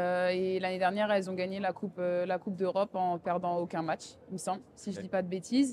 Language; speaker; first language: French; native; French